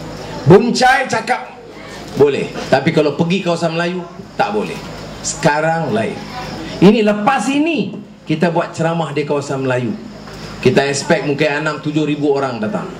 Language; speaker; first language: Malay; native; Malay